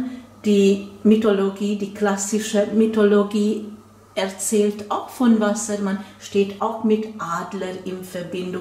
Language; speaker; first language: German; non-native, fluent; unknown